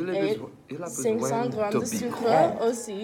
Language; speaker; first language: French; non-native, learner; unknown